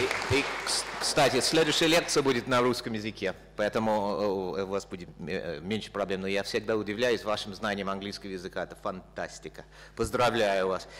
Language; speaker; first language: Russian; non-native, fluent; English